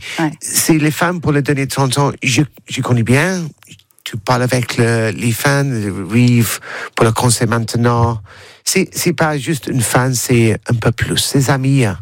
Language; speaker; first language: French; non-native, learner; English